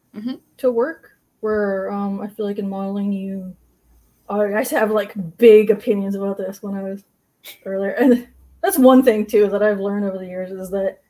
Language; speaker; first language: English; native; English